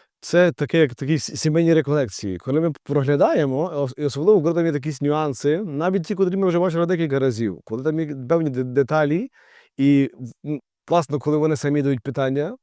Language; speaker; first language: Ukrainian; native; Ukrainian